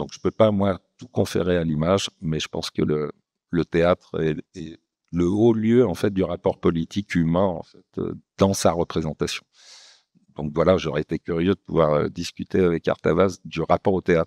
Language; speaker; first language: French; native; French